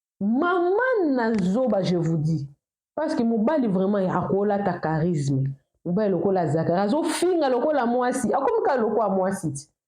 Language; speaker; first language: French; non-native, local second language; Lingala